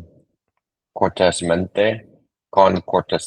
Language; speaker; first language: Spanish; non-native, learner; English